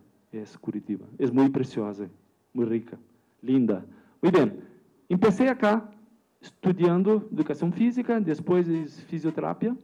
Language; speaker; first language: Spanish; non-native, learner; Portuguese